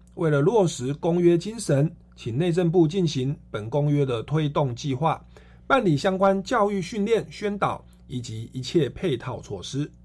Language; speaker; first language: Chinese; non-native, local second language; Min Nan Chinese